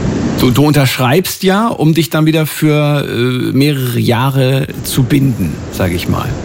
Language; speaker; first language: German; native; German